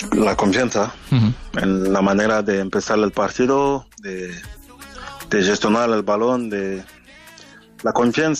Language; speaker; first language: Spanish; non-native, fluent; French